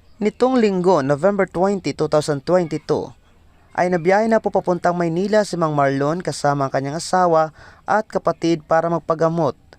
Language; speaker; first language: Filipino; non-native, local second language; Waray